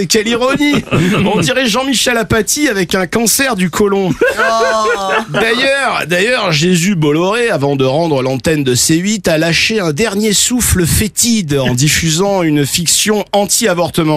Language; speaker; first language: French; native; French